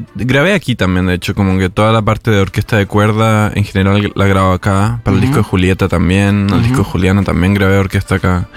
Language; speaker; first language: Spanish; native; Spanish